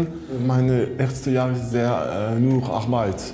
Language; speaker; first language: German; non-native, learner; French